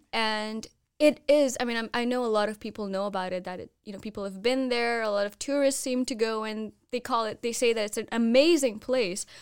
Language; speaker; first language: English; non-native, fluent; Hindi